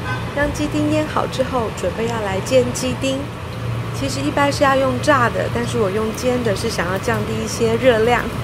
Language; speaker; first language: Chinese; non-native, fluent; Japanese